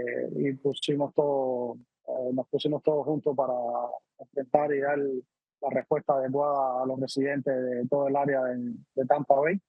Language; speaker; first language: Spanish; native; Spanish